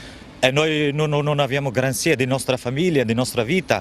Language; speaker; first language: Italian; non-native, learner; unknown